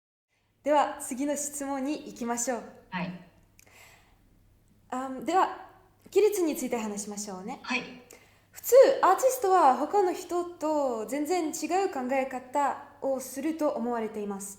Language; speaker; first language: Japanese; non-native, learner; Russian